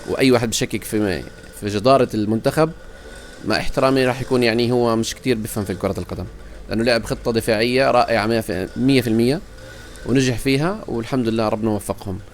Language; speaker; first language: Arabic; native; Arabic